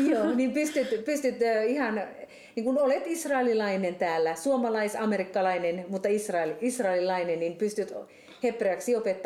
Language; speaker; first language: Finnish; native; Finnish